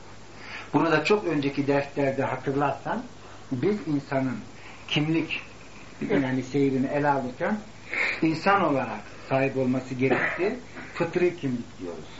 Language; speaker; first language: Turkish; native; Turkish